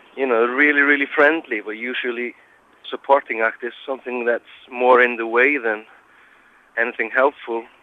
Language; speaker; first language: English; non-native, fluent; Icelandic